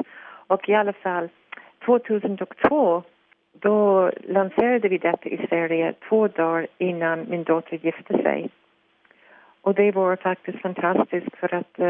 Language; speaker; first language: Swedish; non-native, fluent; English